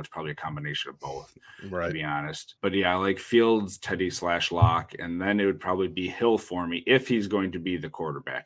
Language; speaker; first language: English; native; English